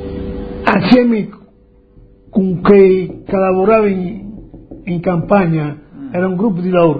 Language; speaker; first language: Italian; non-native, local second language; Friulian